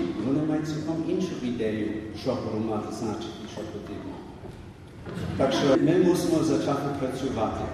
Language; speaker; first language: Ukrainian; early bilingual, other home language; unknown